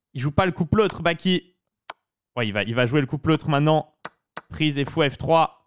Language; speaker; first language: French; native; French